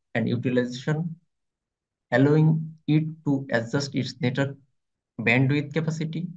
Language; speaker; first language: English; non-native, local second language; Bangla